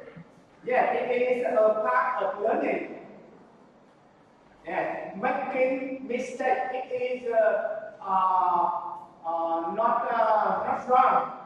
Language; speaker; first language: English; non-native, learner; Vietnamese